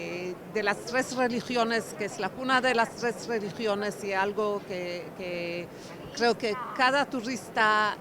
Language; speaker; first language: Spanish; non-native, fluent; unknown